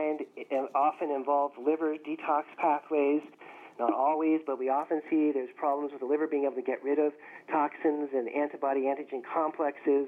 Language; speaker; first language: English; native; English